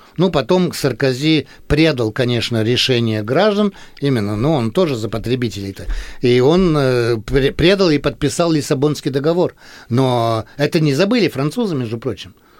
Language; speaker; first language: Russian; early bilingual, heritage; Russian